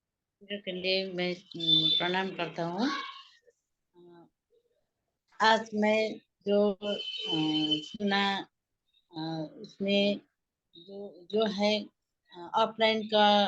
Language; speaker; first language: Hindi; non-native, learner; Nepali